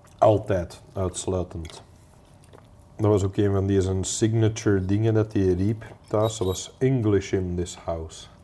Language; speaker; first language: Dutch; non-native, local second language; English